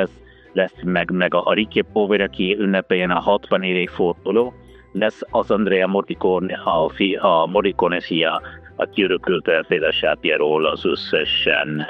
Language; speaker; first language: Hungarian; non-native, fluent; Italian